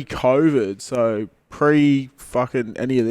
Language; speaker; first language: English; native; English